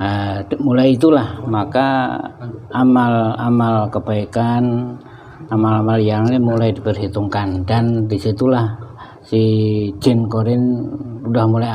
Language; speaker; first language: Indonesian; native; Indonesian